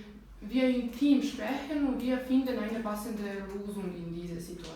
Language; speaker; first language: German; non-native, fluent; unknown